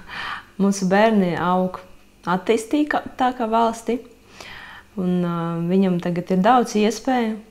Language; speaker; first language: Latvian; non-native, local second language; Russian